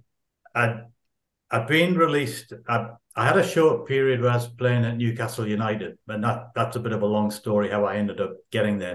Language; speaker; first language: English; native; English